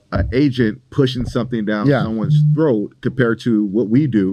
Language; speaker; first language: English; native; English